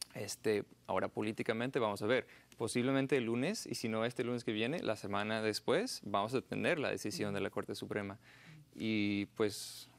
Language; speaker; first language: Spanish; non-native, fluent; English